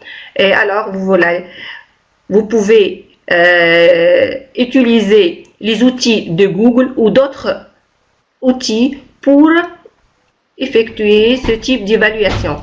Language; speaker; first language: French; non-native, local second language; Arabic